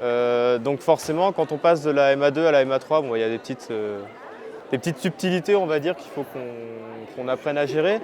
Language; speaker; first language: French; native; French